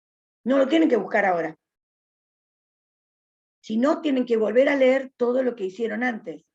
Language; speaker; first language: Spanish; native; Spanish